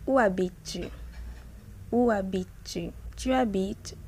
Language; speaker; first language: French; non-native, fluent; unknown